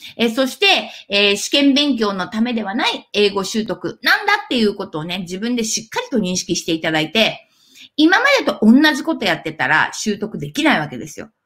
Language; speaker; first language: Japanese; native; Japanese